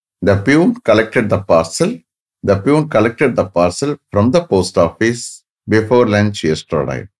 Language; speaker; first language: English; non-native, local second language; Tamil